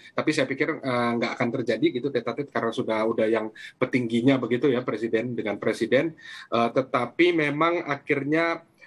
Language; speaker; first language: Indonesian; native; Indonesian